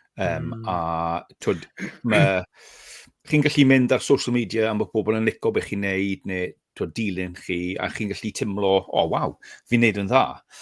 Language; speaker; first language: Welsh; native; Welsh